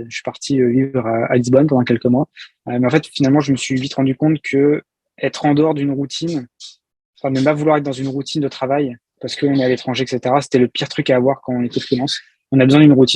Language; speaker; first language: French; native; French